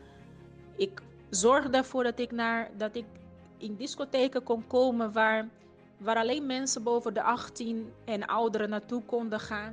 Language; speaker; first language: Dutch; early bilingual, other home language; Portuguese